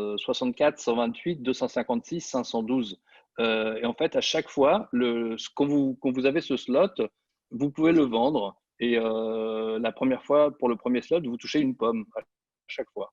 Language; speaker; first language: French; native; French